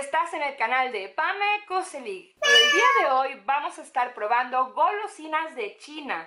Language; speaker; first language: Spanish; native; Spanish